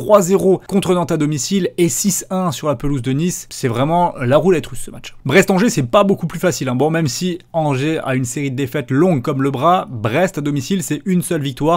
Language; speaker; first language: French; native; French